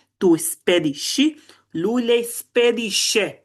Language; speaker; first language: Italian; non-native, learner; Bangla